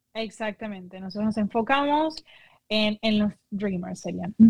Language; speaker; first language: Spanish; native; Spanish